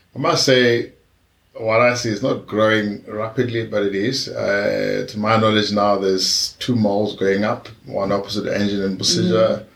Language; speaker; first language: English; non-native, local second language; Tswana